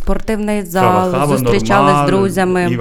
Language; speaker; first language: Ukrainian; early bilingual, heritage; Ukrainian